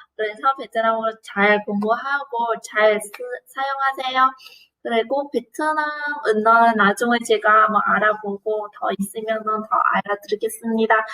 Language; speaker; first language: Korean; non-native, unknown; Vietnamese